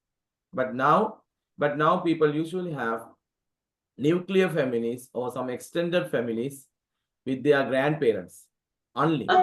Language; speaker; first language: English; non-native, local second language; Sinhala